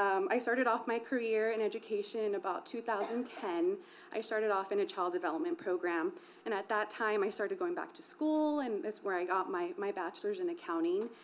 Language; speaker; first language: English; early bilingual, other home language; Spanish